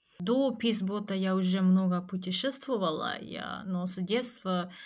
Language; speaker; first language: Russian; non-native, fluent; Japanese